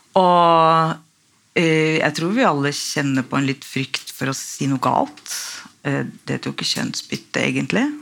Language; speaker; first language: Norwegian; native; Norwegian